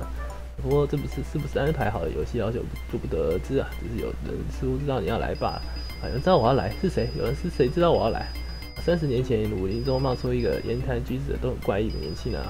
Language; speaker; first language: Chinese; native; Chinese